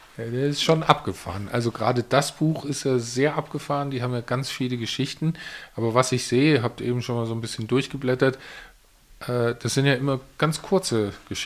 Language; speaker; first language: German; native; German